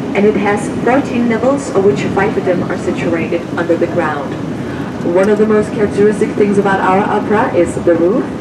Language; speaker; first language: English; non-native, fluent; Danish